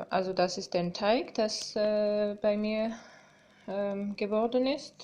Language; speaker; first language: German; non-native, fluent; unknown